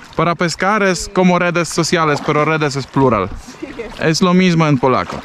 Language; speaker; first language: Spanish; non-native, learner; Polish